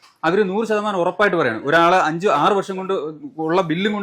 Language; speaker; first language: Malayalam; native; Malayalam